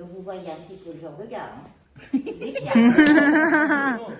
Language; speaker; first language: French; native; French